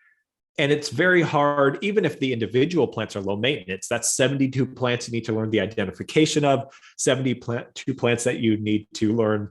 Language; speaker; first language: English; native; English